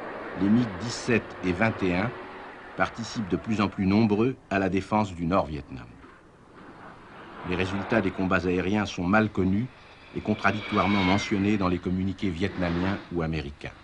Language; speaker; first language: French; native; French